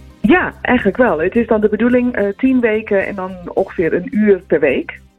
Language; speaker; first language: Dutch; native; Dutch